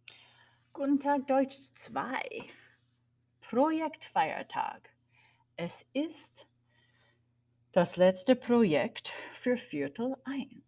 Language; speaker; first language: German; non-native, fluent; English